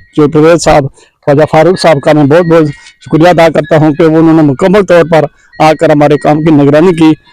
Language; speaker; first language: Urdu; non-native, local second language; Pahari-Potwari